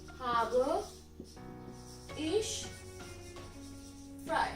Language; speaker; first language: German; non-native, fluent; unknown